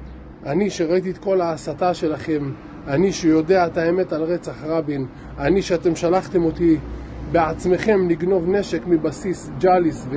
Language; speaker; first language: Hebrew; native; Hebrew